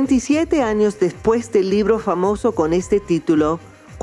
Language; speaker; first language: Spanish; non-native, fluent; English